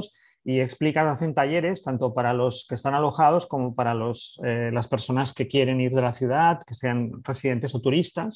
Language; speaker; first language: Spanish; native; Spanish